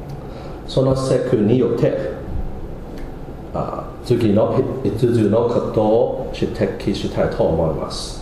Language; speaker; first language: Japanese; non-native, fluent; English